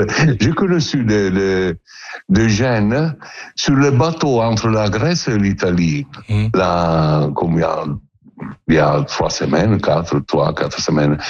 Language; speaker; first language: French; non-native, learner; Italian